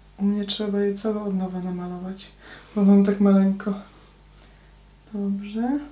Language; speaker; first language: Polish; native; Polish